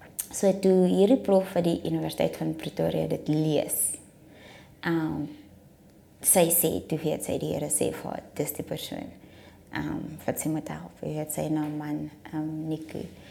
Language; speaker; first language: Afrikaans; non-native, local second language; South Ndebele